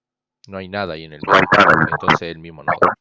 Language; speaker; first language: Spanish; native; Spanish